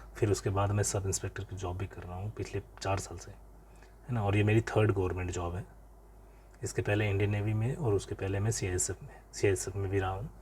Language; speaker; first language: Hindi; native; Hindi